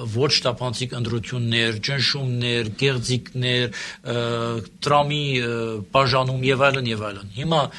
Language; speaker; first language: Armenian; early bilingual, heritage; Armenian